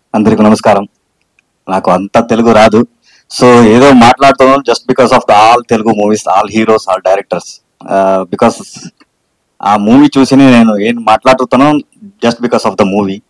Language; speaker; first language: Telugu; non-native, learner; Kannada